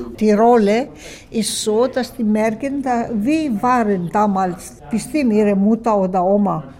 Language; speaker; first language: German; non-native, learner; Greek